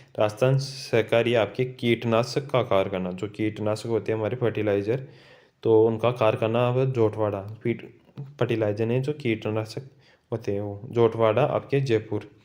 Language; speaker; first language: Hindi; native; Hindi